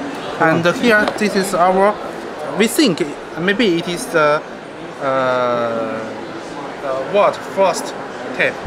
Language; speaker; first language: English; non-native, learner; Chinese